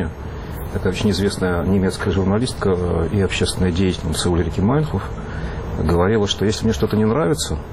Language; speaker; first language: Russian; native; Russian